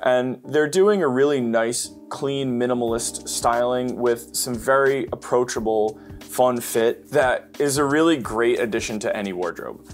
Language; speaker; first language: English; native; English